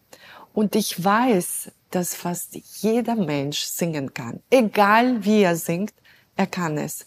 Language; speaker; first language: German; non-native, fluent; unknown